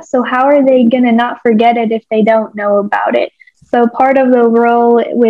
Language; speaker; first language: English; early bilingual, other home language; Bosnian